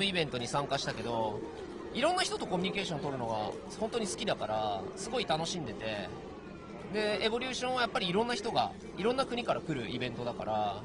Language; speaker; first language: Japanese; native; Japanese